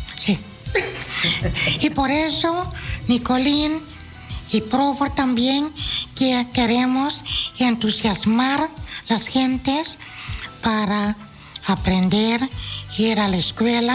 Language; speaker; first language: Spanish; non-native, fluent; Dutch